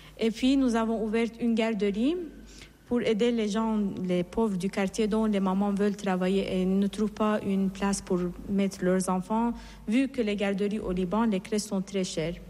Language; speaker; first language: French; non-native, fluent; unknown